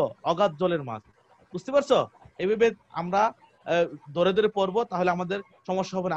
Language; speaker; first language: Bangla; native; Bangla